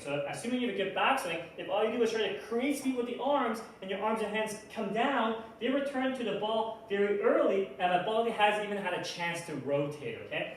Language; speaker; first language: English; native; English